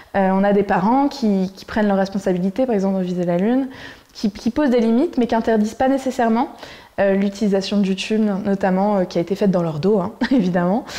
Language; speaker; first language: French; native; French